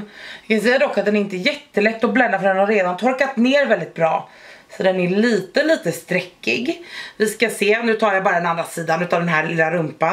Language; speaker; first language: Swedish; native; Swedish